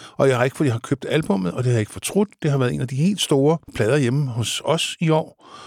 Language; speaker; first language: Danish; native; Danish